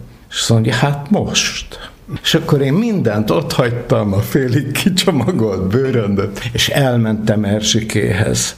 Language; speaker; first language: Hungarian; native; Hungarian